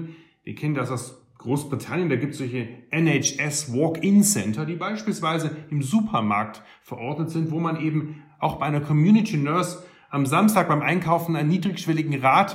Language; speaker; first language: German; native; German